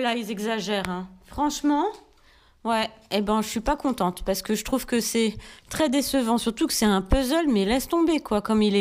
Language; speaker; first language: French; native; French